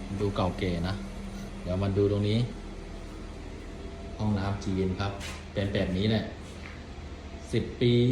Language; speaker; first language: Thai; non-native, fluent; Chinese